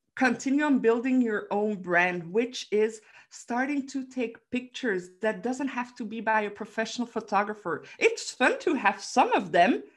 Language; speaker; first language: English; non-native, fluent; Dutch